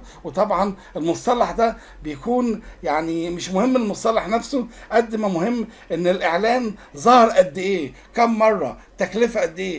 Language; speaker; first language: Arabic; native; Arabic